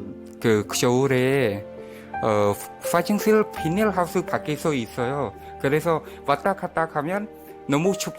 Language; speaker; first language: Korean; non-native, learner; Khmer